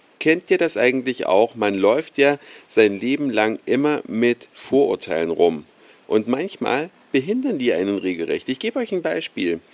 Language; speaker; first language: German; native; German